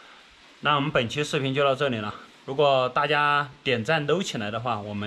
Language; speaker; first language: Chinese; native; Chinese